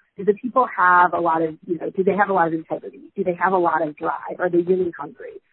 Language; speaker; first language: English; native; English